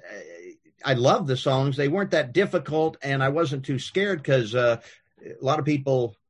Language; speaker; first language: English; native; English